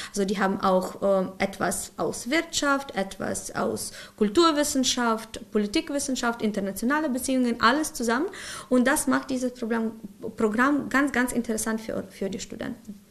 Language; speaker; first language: German; non-native, fluent; Ukrainian